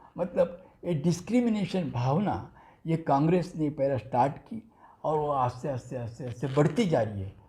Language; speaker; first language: Hindi; non-native, local second language; Gujarati